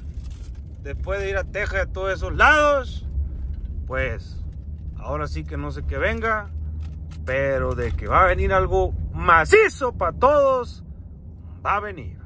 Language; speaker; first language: Spanish; native; Spanish